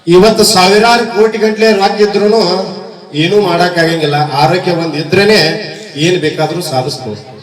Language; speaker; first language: Kannada; native; Kannada